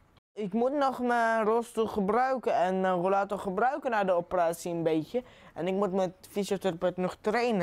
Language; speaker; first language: Dutch; early bilingual, other home language; Arabic